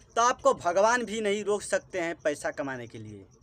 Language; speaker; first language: Hindi; native; Hindi